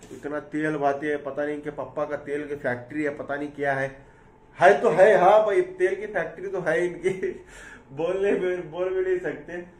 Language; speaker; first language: Hindi; non-native, local second language; Urdu